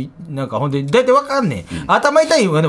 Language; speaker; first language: Japanese; native; Japanese